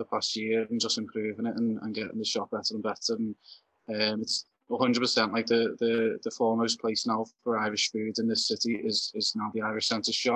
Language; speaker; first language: English; native; English